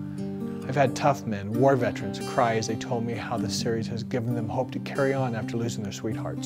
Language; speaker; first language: English; native; English